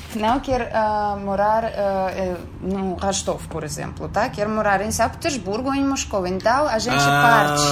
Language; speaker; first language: Portuguese; non-native, fluent; Russian